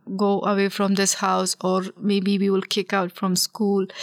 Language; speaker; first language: English; non-native, local second language; Pashto